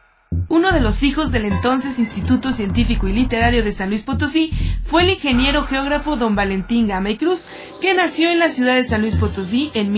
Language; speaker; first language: Spanish; native; Spanish